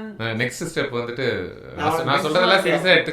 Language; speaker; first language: Tamil; native; Tamil